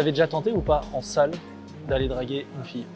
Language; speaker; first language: French; native; French